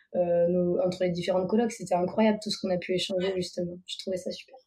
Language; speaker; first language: French; native; French